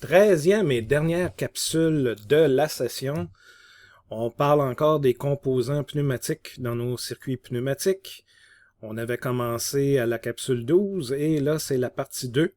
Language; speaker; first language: French; native; French